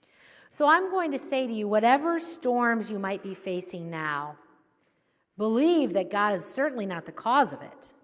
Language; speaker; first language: English; native; English